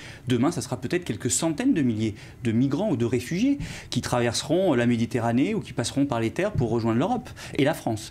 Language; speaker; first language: French; native; French